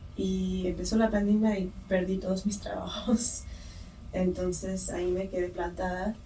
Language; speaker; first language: Spanish; early bilingual, heritage; Spanish